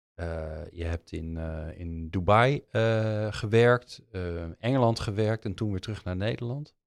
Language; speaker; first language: Dutch; native; Dutch